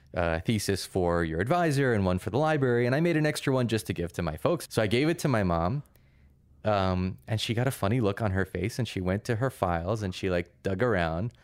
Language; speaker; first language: English; early bilingual, other home language; Russian